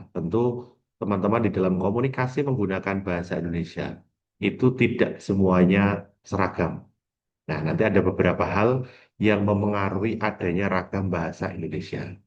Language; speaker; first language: Indonesian; non-native, local second language; Javanese